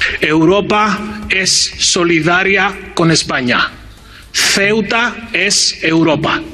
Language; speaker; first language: Spanish; non-native, fluent; Greek